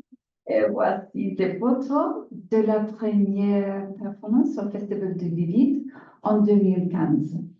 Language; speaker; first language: French; non-native, learner; English